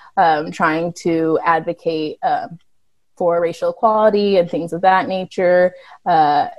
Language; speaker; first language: English; native; English